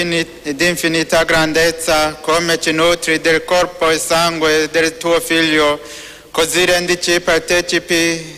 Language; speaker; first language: Italian; non-native, learner; Rundi